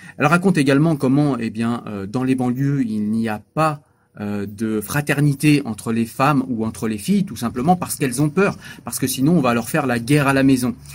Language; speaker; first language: French; native; French